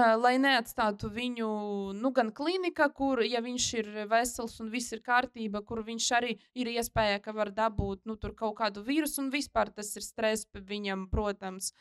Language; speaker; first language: Latvian; non-native, local second language; Russian